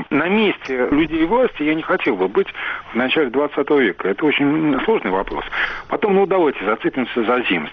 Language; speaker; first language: Russian; native; Russian